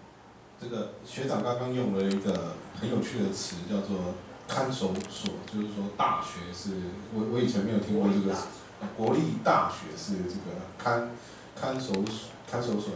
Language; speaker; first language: Chinese; native; Chinese